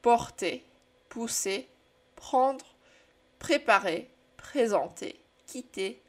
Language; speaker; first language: French; non-native, fluent; Czech